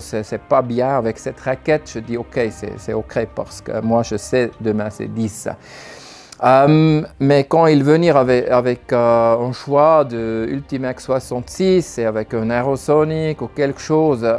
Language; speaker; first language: French; non-native, learner; German